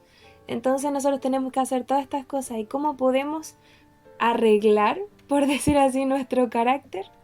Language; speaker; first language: Spanish; native; Spanish